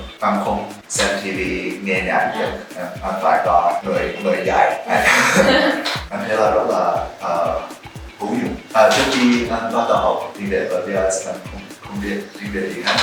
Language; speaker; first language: Vietnamese; non-native, learner; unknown